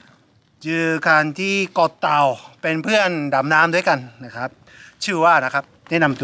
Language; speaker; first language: Thai; non-native, fluent; Japanese